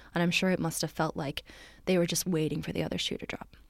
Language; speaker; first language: English; native; English